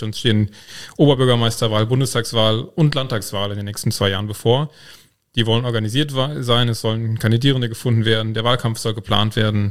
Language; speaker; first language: German; native; German